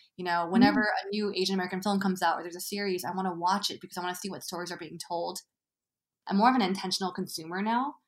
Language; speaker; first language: English; native; English